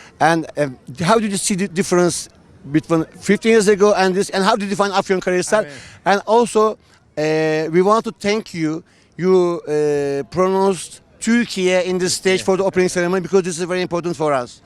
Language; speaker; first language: English; non-native, fluent; Turkish